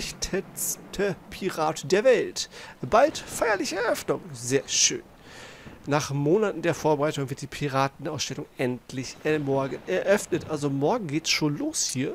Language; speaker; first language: German; native; German